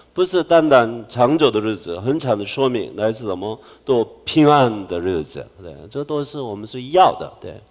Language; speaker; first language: Chinese; non-native, fluent; Korean